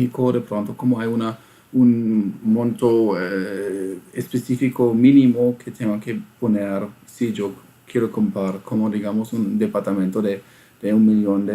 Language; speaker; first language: Spanish; non-native, fluent; German